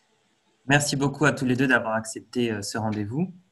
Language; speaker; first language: French; native; French